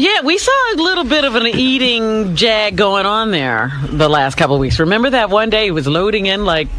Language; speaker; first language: English; native; English